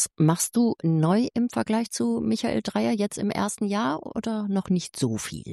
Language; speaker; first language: German; native; German